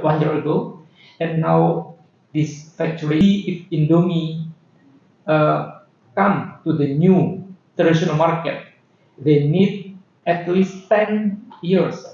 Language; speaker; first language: English; non-native, fluent; Indonesian